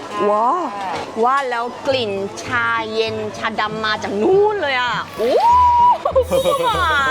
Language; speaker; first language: Thai; non-native, fluent; Korean